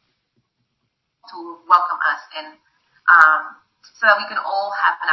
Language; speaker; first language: English; non-native, fluent; Spanish